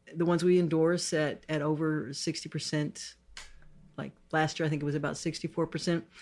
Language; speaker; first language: English; native; English